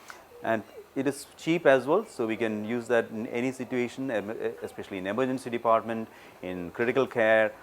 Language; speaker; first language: English; non-native, local second language; Malayalam